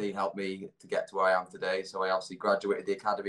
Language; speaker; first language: English; native; English